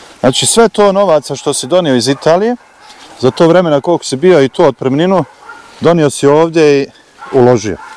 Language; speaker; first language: Croatian; native; Croatian